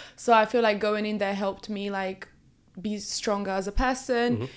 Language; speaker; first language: English; early bilingual, other home language; Portuguese